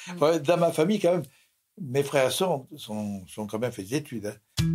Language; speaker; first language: French; native; French